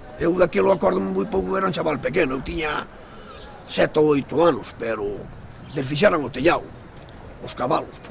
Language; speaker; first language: Galician; native; Galician